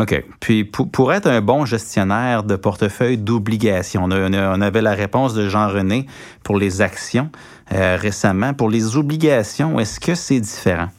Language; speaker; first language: French; native; French